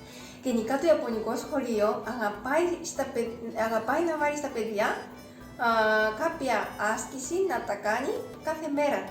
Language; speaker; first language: Greek; non-native, fluent; Japanese